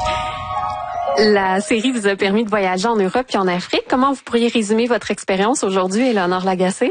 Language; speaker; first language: French; native; French